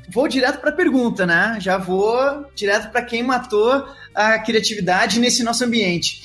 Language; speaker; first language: Portuguese; native; Portuguese